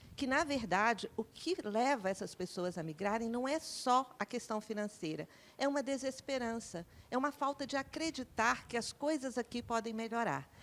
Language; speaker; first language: Portuguese; native; Portuguese